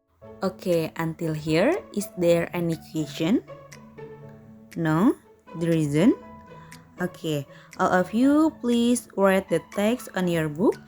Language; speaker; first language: English; non-native, learner; Indonesian